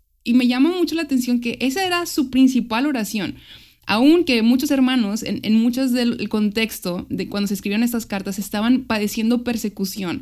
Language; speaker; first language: Spanish; native; Spanish